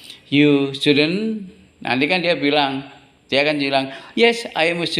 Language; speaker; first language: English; non-native, learner; Indonesian